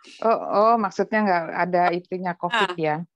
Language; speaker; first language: Indonesian; native; Indonesian